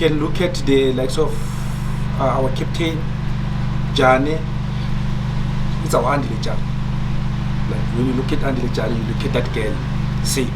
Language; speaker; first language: English; non-native, local second language; Zulu